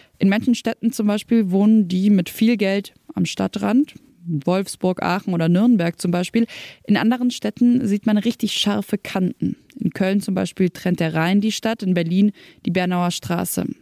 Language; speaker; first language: German; native; German